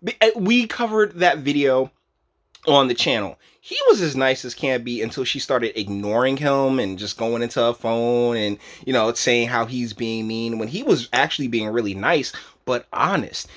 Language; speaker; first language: English; native; English